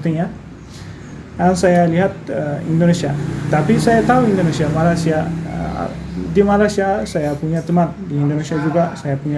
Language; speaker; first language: Indonesian; non-native, learner; Turkish